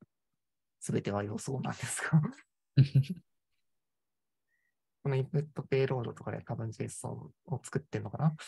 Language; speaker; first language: Japanese; native; Japanese